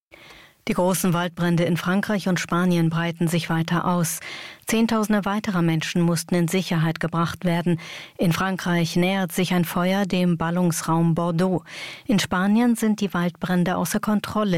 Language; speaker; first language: German; native; German